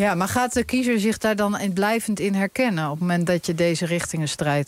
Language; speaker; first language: Dutch; native; Dutch